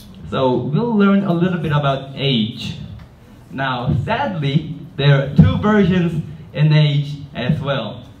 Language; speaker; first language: English; non-native, fluent; Korean